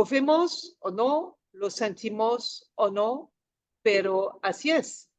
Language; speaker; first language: Spanish; non-native, fluent; French